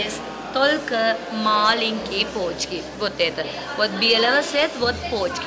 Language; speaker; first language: Russian; non-native, learner; Sinhala